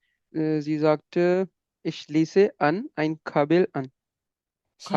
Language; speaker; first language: German; non-native, learner; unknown